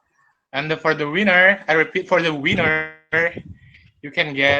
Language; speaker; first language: English; non-native, fluent; Indonesian